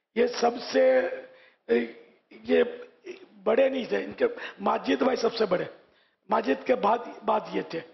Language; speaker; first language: Urdu; native; Urdu